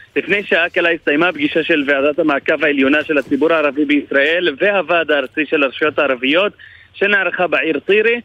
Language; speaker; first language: Hebrew; non-native, local second language; Arabic